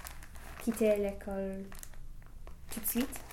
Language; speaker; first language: French; non-native, learner; English